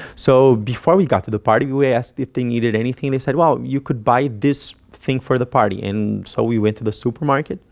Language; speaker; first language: English; non-native, fluent; Portuguese